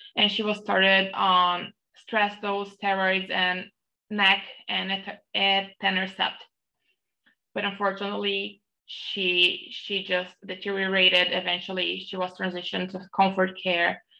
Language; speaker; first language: English; non-native, fluent; Portuguese